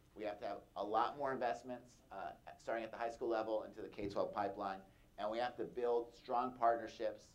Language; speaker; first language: English; native; English